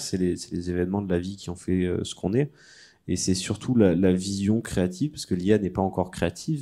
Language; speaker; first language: French; native; French